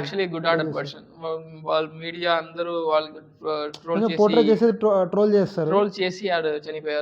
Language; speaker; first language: Telugu; non-native, learner; Tamil